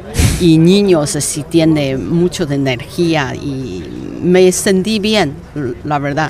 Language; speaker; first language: Spanish; non-native, learner; Chinese